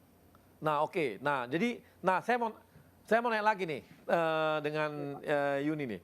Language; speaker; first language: Indonesian; native; Indonesian